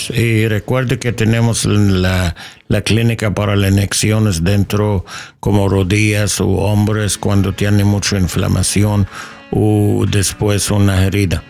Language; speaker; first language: Spanish; non-native, learner; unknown